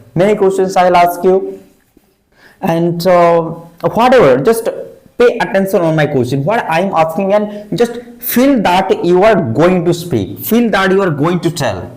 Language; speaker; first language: English; non-native, fluent; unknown